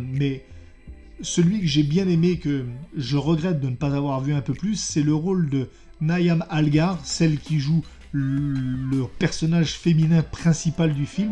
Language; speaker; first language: French; native; French